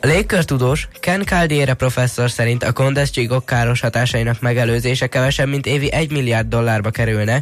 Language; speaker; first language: Hungarian; native; Hungarian